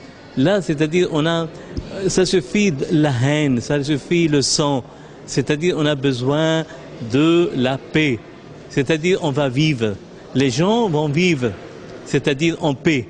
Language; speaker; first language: French; non-native, local second language; Arabic